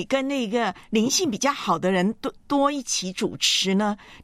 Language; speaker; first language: Chinese; native; Chinese